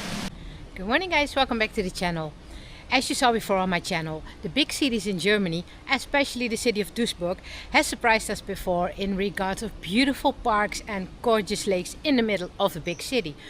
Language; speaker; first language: English; non-native, fluent; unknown